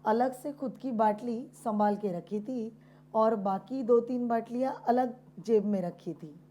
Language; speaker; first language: Hindi; non-native, local second language; Marathi